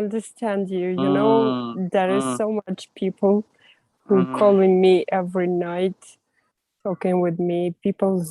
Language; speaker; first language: English; non-native, learner; Russian